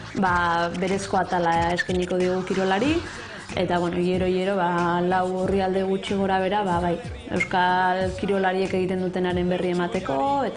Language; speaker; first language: Basque; native; Basque